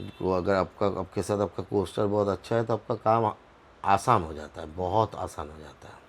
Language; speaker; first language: Hindi; non-native, local second language; Bangla